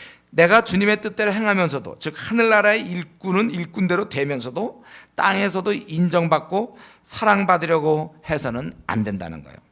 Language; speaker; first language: Korean; native; Korean